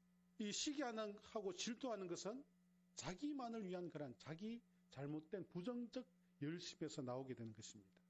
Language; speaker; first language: Korean; native; Korean